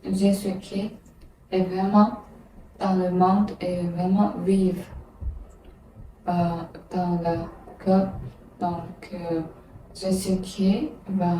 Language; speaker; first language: French; non-native, learner; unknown